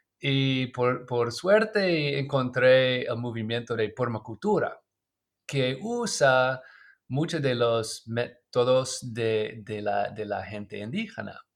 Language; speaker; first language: Spanish; non-native, learner; English